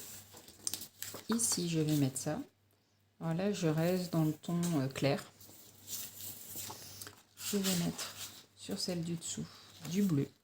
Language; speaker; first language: French; native; French